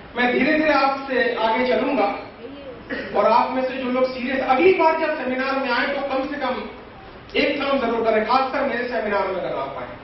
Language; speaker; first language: Hindi; native; Hindi